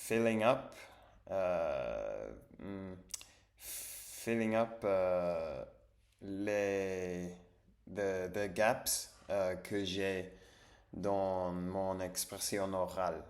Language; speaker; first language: French; non-native, learner; English